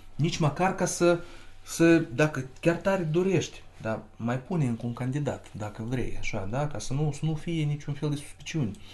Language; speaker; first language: Romanian; non-native, local second language; Russian